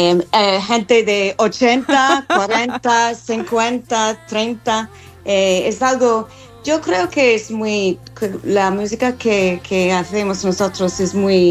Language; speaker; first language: Spanish; non-native, fluent; English